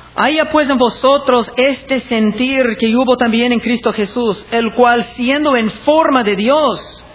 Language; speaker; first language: Spanish; non-native, fluent; English